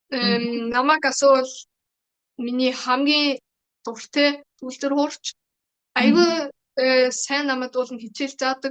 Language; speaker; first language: Mongolian; early bilingual, heritage; Mongolian